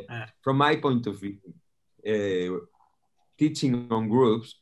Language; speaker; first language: English; non-native, fluent; Spanish